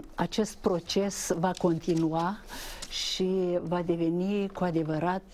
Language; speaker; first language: Romanian; native; Romanian